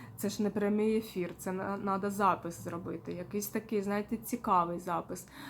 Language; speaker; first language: Ukrainian; non-native, local second language; Russian